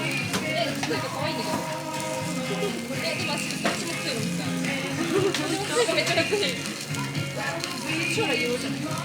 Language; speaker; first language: Japanese; native; Japanese